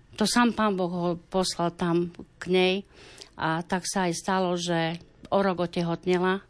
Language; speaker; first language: Slovak; native; Slovak